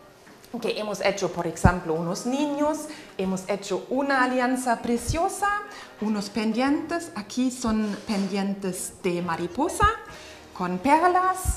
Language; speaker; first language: Spanish; non-native, fluent; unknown